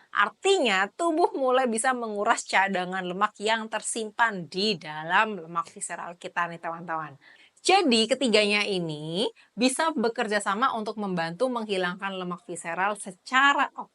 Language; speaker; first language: Indonesian; native; Indonesian